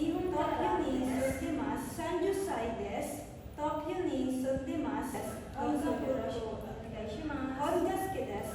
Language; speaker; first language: Japanese; non-native, learner; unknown